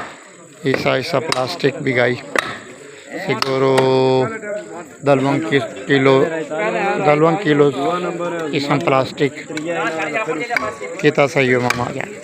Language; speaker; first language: Filipino; non-native, learner; Urdu